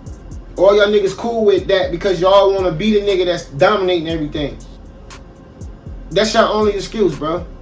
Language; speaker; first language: English; native; English